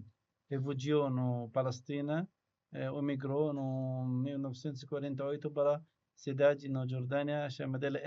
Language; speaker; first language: Portuguese; non-native, learner; Arabic